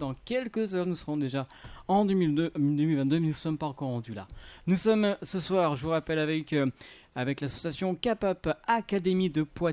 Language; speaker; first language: French; native; French